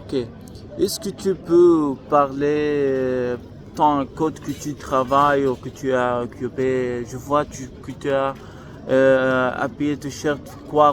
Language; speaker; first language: French; non-native, learner; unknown